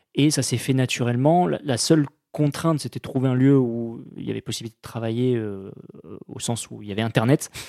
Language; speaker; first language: French; native; French